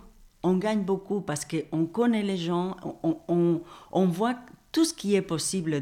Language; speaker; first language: French; non-native, fluent; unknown